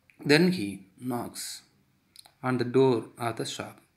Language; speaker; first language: English; non-native, local second language; Tamil